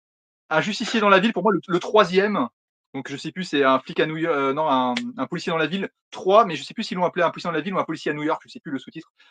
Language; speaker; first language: French; native; French